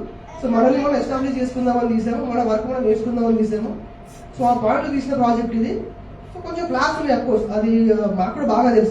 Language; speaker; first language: Telugu; native; Telugu